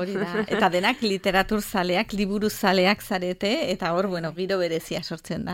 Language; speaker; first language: Basque; native; Basque